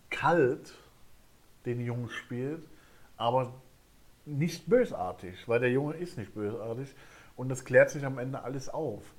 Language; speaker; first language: German; native; German